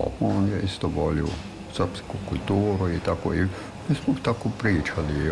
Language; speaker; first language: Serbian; non-native, fluent; German